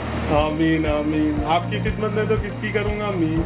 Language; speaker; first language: Hindi; native; Hindi